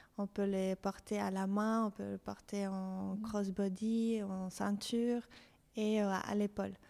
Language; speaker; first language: French; non-native, fluent; Spanish